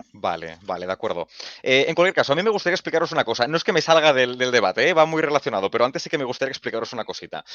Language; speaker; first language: Spanish; non-native, local second language; Catalan